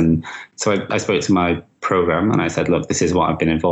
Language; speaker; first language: English; native; English